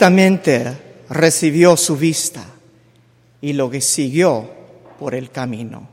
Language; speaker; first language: Spanish; early bilingual, heritage; Spanish